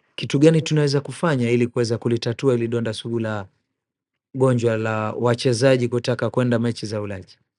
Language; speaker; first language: Swahili; native; Swahili